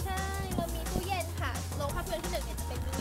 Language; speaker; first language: Thai; native; Thai